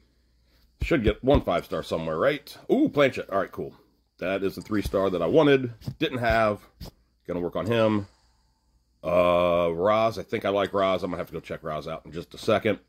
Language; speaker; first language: English; native; English